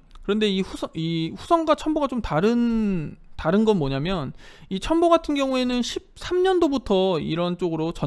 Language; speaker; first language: Korean; native; Korean